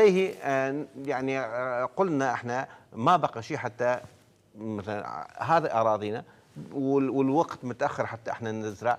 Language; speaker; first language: Arabic; non-native, local second language; Kurdish